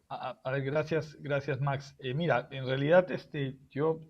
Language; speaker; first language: Spanish; native; Spanish